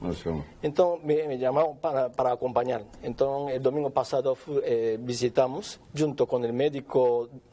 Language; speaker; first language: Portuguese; non-native, learner; Japanese